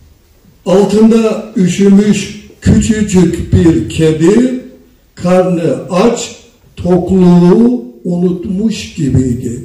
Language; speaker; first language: Turkish; native; Turkish